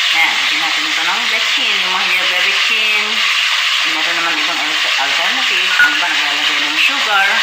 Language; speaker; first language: Filipino; non-native, local second language; Iloko